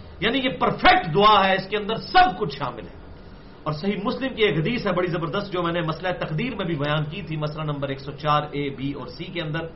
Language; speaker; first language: Urdu; non-native, local second language; Punjabi